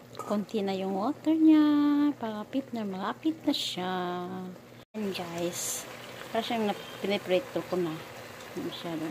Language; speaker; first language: Filipino; non-native, local second language; Cebuano